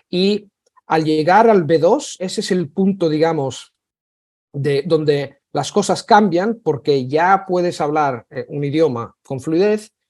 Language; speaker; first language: Spanish; non-native, fluent; Italian